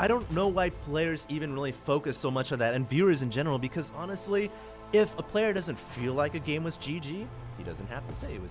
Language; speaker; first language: English; native; English